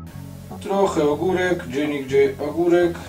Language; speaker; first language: Polish; non-native, learner; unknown